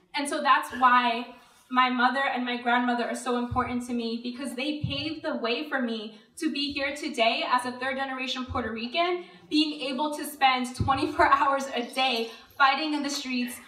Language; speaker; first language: English; native; English